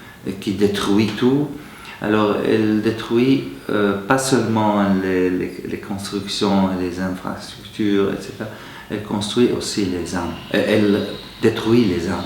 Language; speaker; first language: French; non-native, fluent; Arabic